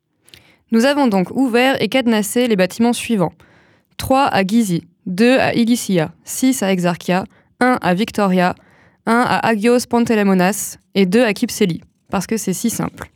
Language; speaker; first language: French; native; French